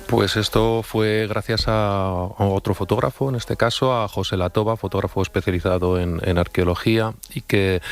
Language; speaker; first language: Spanish; native; Spanish